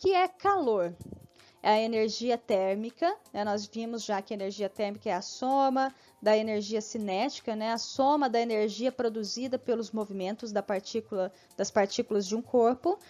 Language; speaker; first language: Portuguese; native; Portuguese